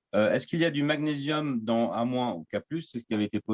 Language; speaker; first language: French; native; French